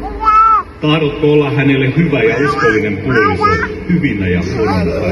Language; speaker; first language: Finnish; native; Finnish